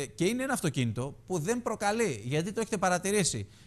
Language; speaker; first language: Greek; native; Greek